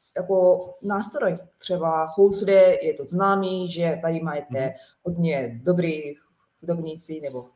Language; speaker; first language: Czech; non-native, learner; Japanese